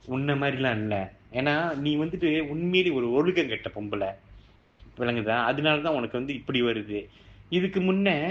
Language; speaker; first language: Tamil; early bilingual, heritage; Tamil